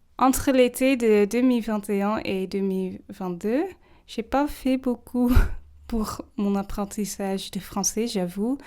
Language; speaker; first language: French; non-native, fluent; English